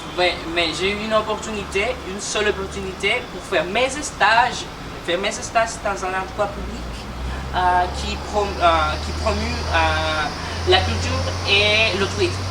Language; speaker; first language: French; non-native, fluent; Spanish